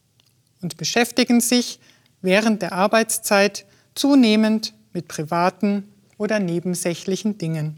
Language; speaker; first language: German; native; German